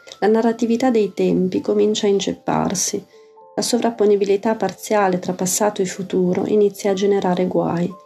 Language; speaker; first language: Italian; native; Italian